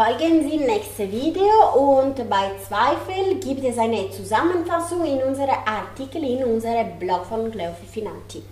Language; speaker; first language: German; non-native, learner; Italian